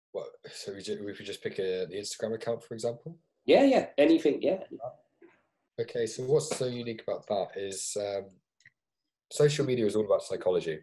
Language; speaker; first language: English; native; English